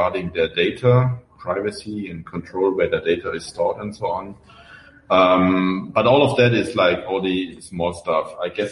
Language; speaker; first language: English; non-native, fluent; German